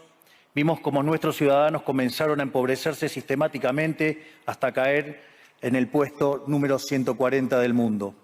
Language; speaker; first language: Spanish; native; Spanish